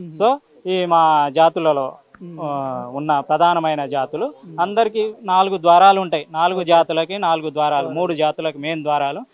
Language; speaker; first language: Telugu; non-native, local second language; Lambadi